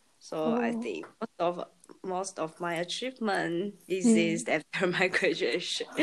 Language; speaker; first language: English; non-native, learner; Chinese